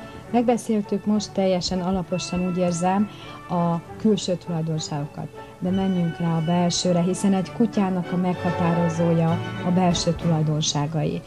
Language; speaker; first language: Hungarian; native; Hungarian